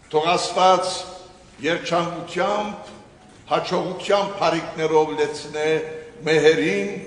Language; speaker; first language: Armenian; native; Armenian